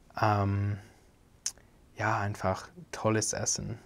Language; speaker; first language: German; non-native, fluent; English